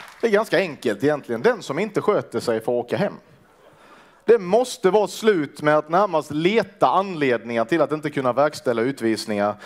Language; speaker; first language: Swedish; native; Swedish